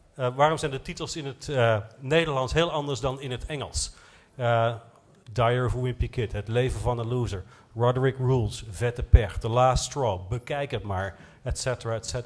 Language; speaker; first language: Dutch; native; Dutch